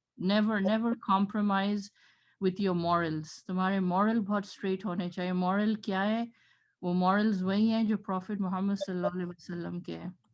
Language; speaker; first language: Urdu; early bilingual, heritage; Urdu